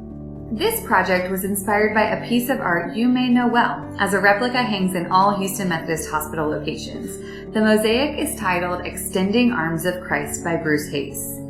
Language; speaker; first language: English; native; English